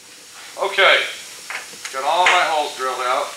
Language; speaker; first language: English; native; English